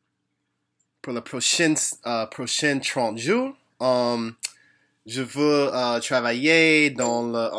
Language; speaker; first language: French; non-native, learner; English